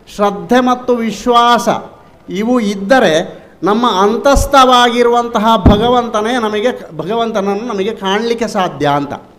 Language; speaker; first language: Kannada; non-native, local second language; Tulu